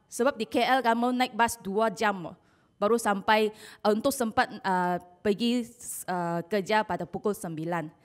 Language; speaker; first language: Malay; non-native, local second language; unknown